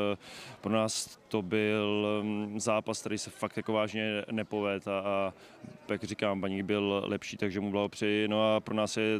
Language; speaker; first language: Czech; native; Czech